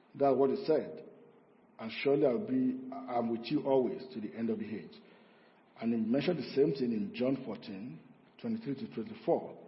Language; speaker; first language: English; non-native, local second language; Yoruba